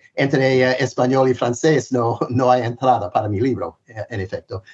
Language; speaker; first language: Spanish; non-native, fluent; English